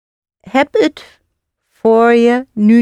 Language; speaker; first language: Dutch; non-native, learner; English